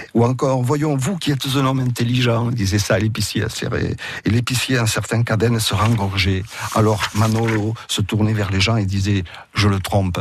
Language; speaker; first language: French; early bilingual, other home language; Catalan